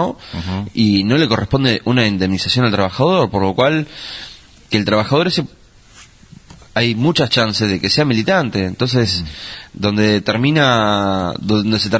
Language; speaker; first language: Spanish; native; Spanish